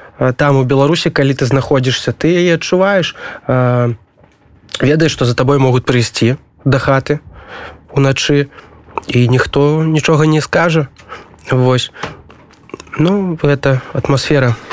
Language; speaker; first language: Belarusian; non-native, local second language; Russian